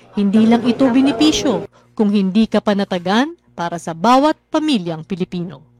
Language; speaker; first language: Filipino; native; Filipino